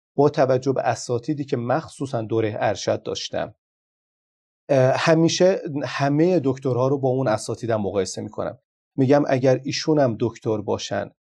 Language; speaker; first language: Persian; non-native, local second language; Azerbaijani